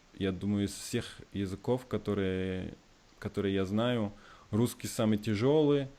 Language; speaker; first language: Russian; early bilingual, heritage; Russian